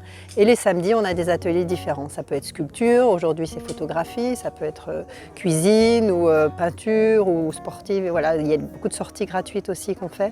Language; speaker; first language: French; native; French